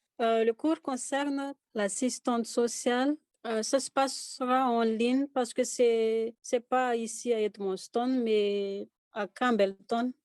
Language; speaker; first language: French; non-native, local second language; Malagasy